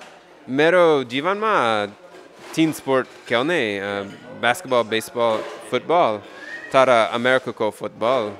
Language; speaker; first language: Nepali; non-native, learner; English